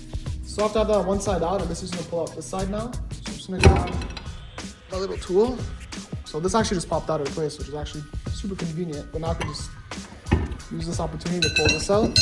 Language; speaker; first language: English; native; English